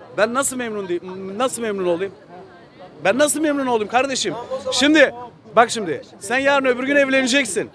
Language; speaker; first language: Turkish; non-native, local second language; Kurdish